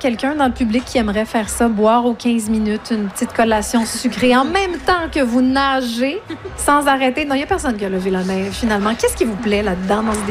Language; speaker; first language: French; native; French